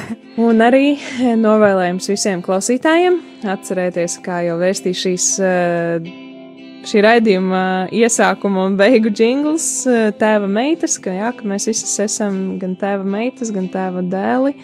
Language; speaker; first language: Latvian; native; Latvian